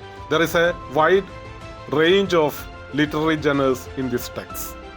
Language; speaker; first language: English; non-native, local second language; Malayalam